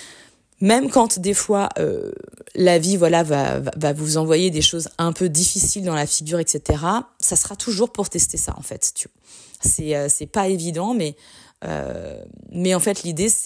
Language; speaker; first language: French; native; French